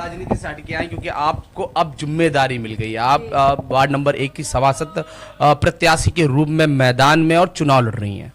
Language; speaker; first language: Hindi; native; Hindi